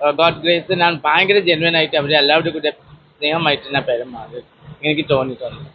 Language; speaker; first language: Malayalam; non-native, local second language; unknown